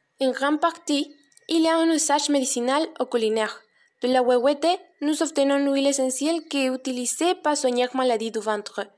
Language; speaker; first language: French; non-native, learner; Spanish